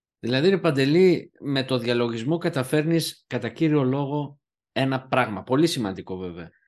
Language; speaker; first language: Greek; native; Greek